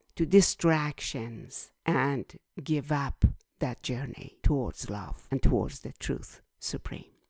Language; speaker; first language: English; non-native, fluent; Persian